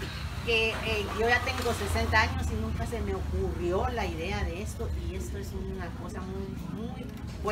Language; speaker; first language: Spanish; native; Spanish